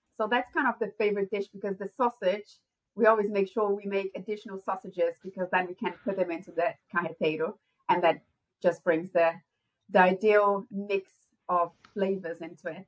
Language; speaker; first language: English; non-native, fluent; Portuguese